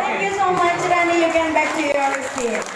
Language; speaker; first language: English; non-native, fluent; Indonesian